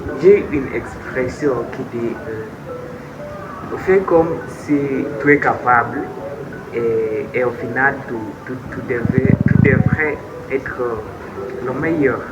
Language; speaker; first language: French; non-native, learner; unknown